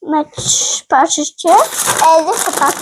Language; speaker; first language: Albanian; early bilingual, heritage; Albanian